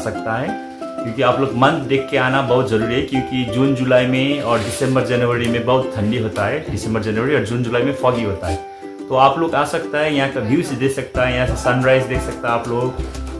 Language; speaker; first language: Hindi; non-native, learner; Nepali